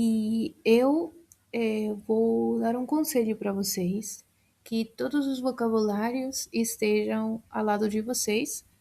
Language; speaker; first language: Portuguese; non-native, fluent; Spanish